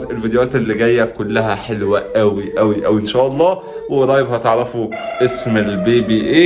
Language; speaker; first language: Arabic; native; Arabic